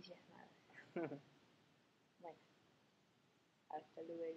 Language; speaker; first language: Spanish; non-native, fluent; English